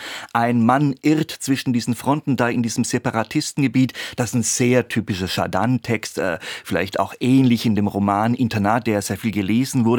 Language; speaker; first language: German; native; German